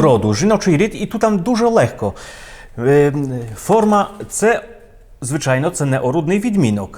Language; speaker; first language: Ukrainian; non-native, fluent; Polish